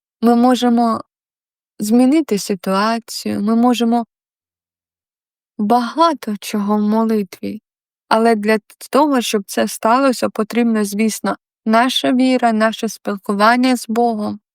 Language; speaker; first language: Ukrainian; non-native, local second language; Russian